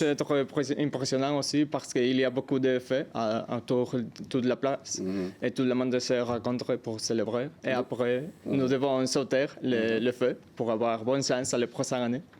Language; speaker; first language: French; non-native, learner; Spanish